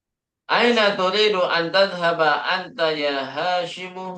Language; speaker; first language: Arabic; non-native, fluent; Indonesian